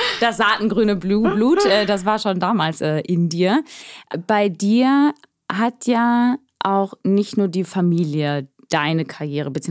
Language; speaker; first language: German; native; German